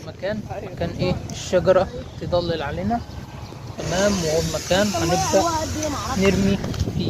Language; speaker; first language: Arabic; native; Arabic